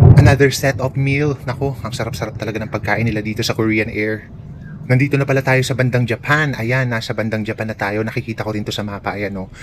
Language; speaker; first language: Filipino; native; Filipino